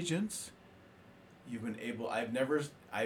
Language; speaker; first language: English; native; English